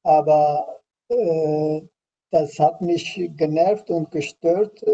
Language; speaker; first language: German; non-native, learner; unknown